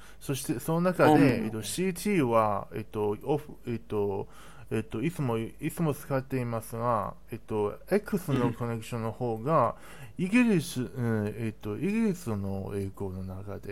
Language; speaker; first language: Japanese; non-native, learner; Chinese